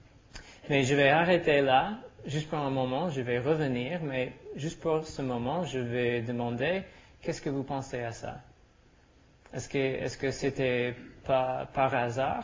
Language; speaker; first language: French; non-native, learner; English